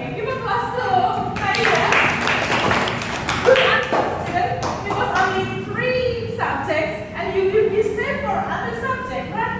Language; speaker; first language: English; non-native, fluent; Indonesian